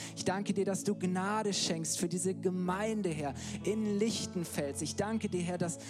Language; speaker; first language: German; native; German